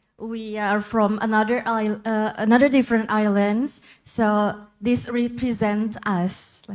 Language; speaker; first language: English; non-native, learner; Indonesian